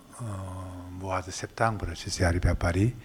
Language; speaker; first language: French; non-native, learner; Korean